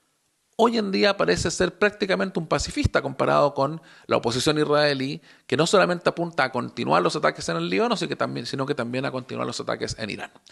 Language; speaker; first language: Spanish; native; Spanish